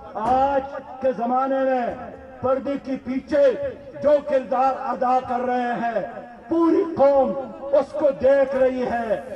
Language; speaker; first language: Urdu; non-native, local second language; Pashto